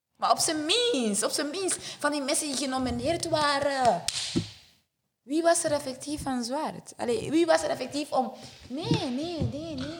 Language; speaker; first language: Dutch; early bilingual, other home language; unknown